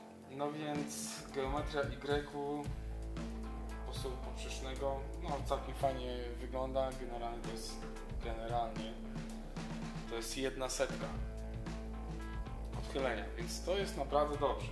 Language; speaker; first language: Polish; native; Polish